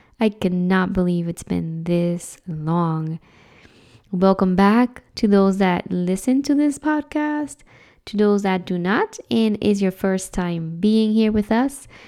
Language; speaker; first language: English; early bilingual, other home language; Spanish